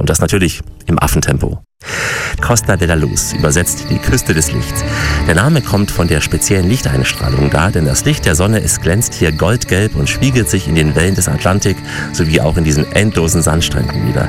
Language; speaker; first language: German; native; German